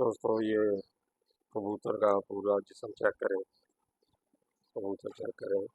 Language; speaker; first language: Hindi; non-native, local second language; Punjabi